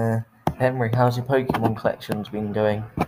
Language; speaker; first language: English; native; English